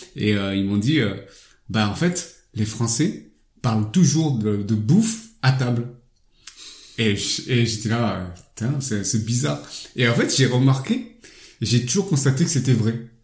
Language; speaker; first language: French; early bilingual, other home language; Lao